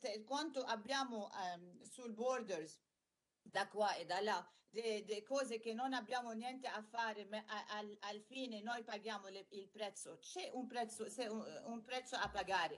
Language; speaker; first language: Italian; non-native, learner; Arabic